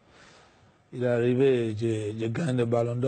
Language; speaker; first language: French; non-native, fluent; English